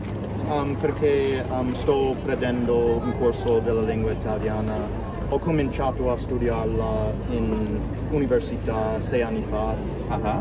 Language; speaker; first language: Italian; non-native, learner; English